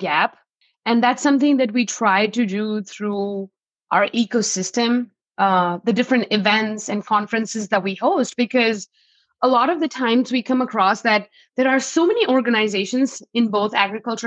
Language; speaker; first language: English; non-native, local second language; Hindi